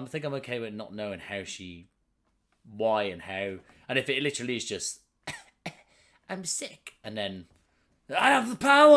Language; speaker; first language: English; native; English